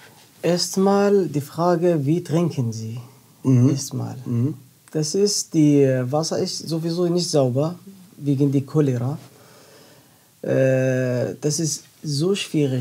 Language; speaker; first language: German; non-native, learner; Arabic